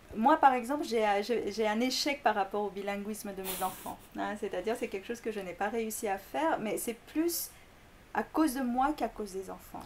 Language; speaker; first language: French; non-native, fluent; Korean